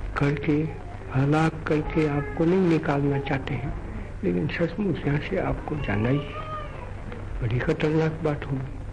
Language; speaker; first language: Hindi; non-native, local second language; Gujarati